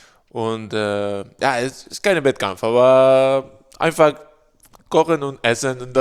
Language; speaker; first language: German; non-native, learner; Spanish